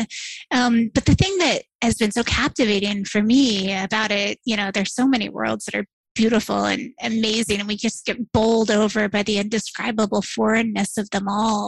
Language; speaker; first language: English; native; English